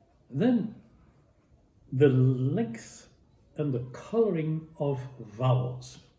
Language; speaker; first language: English; non-native, fluent; Dutch